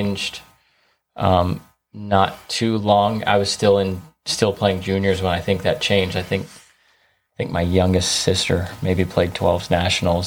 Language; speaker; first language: English; native; English